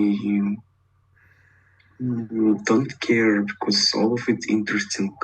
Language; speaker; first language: English; non-native, learner; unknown